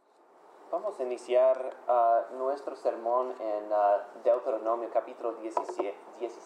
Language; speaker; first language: Spanish; non-native, fluent; English